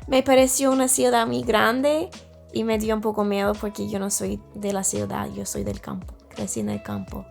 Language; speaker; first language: Spanish; non-native, fluent; English